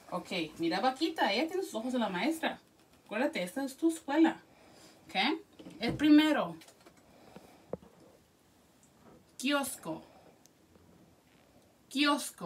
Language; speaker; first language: Spanish; early bilingual, heritage; Spanish